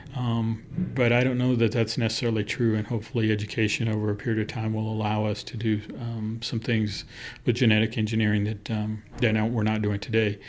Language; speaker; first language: English; early bilingual, other home language; Spanish